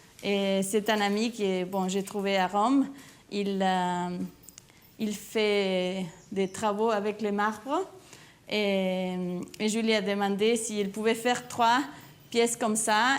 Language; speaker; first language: French; non-native, fluent; Spanish